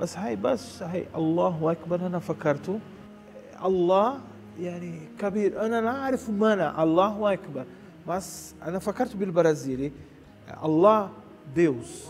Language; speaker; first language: Arabic; non-native, learner; Portuguese